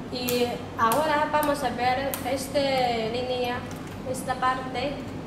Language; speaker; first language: Spanish; non-native, learner; Chinese